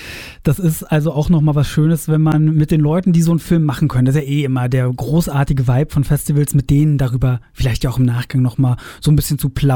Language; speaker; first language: German; native; German